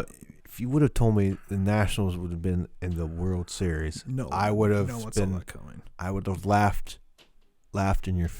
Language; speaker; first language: English; native; English